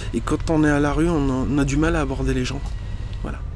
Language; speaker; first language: French; early bilingual, other home language; Arabic